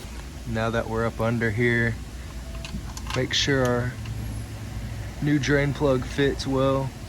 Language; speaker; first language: English; native; English